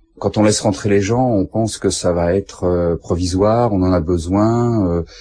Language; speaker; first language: French; native; French